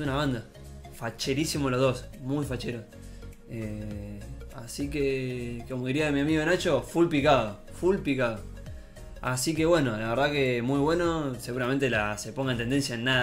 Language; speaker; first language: Spanish; native; Spanish